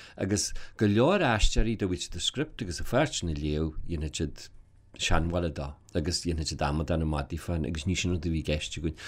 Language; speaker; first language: Irish; native; Irish